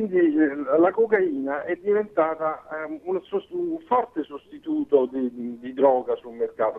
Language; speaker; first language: Italian; native; Italian